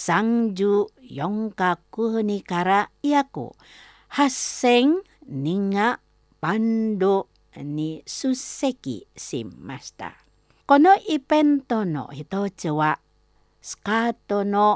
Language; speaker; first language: Japanese; non-native, fluent; Indonesian